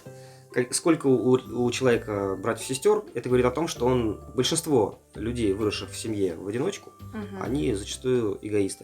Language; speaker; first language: Russian; native; Russian